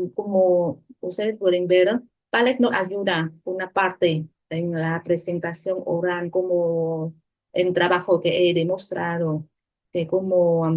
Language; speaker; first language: Spanish; non-native, fluent; Vietnamese